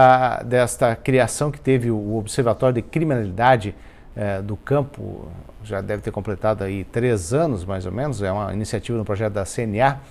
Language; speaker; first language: Portuguese; native; Portuguese